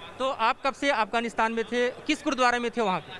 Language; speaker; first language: Hindi; native; Hindi